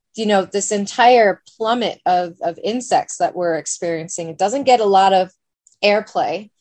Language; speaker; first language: English; native; English